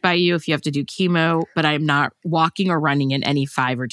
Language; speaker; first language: English; native; English